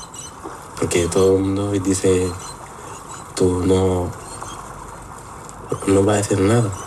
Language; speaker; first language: Spanish; non-native, learner; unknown